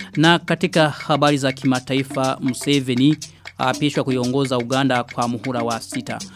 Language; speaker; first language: Swahili; non-native, local second language; Rundi